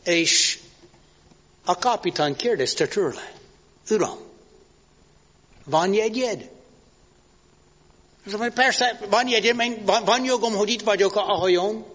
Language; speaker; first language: Hungarian; non-native, learner; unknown